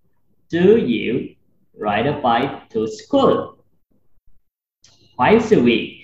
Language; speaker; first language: English; non-native, fluent; Vietnamese